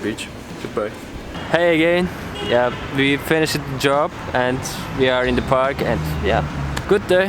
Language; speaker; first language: English; non-native, learner; Turkish